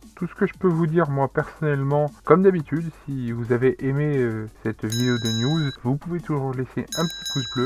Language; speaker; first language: French; native; French